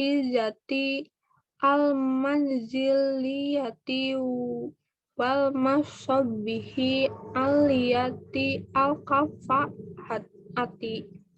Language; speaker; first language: Arabic; non-native, learner; Indonesian